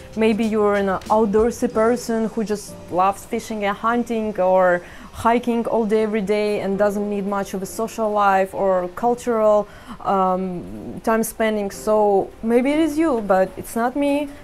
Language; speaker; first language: English; non-native, fluent; Ukrainian